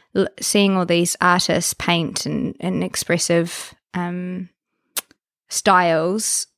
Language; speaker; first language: English; native; English